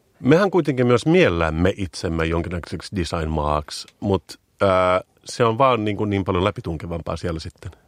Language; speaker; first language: Finnish; native; Finnish